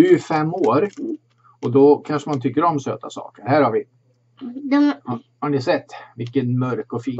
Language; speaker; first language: Swedish; native; Swedish